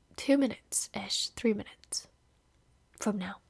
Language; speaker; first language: English; non-native, fluent; Indonesian